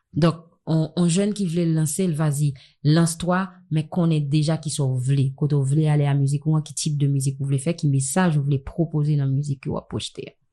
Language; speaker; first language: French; non-native, local second language; Haitian Creole